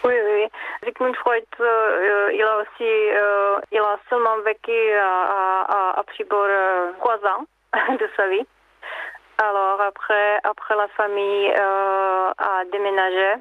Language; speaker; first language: French; non-native, fluent; Czech